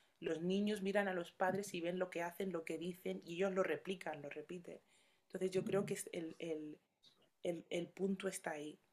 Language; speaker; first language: Spanish; early bilingual, other home language; Yoruba